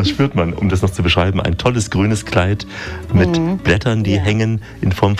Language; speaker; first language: German; native; German